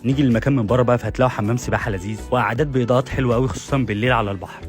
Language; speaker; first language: Arabic; native; Arabic